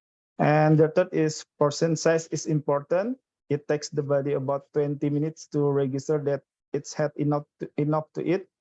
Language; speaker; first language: English; non-native, fluent; Indonesian